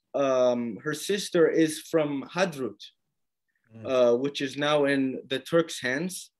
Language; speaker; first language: English; native; English